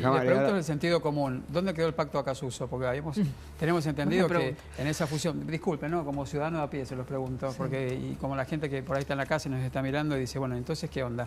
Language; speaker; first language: Spanish; native; Spanish